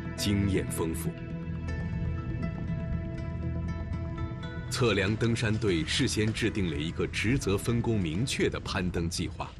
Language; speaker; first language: Chinese; native; Chinese